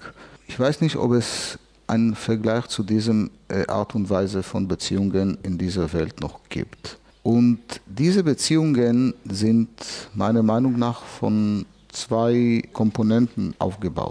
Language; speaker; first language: German; non-native, fluent; Hebrew